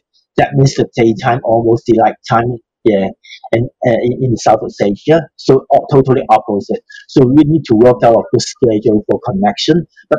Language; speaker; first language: English; non-native, local second language; Cantonese